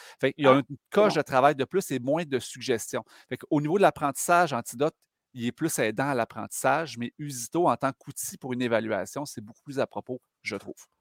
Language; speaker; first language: French; native; French